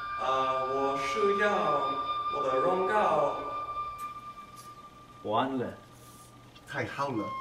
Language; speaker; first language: Chinese; non-native, learner; English